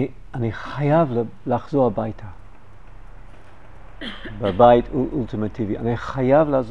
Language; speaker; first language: Hebrew; non-native, fluent; English